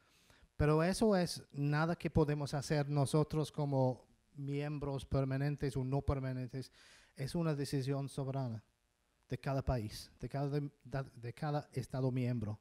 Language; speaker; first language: Spanish; non-native, fluent; English